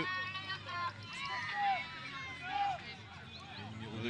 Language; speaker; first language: French; native; French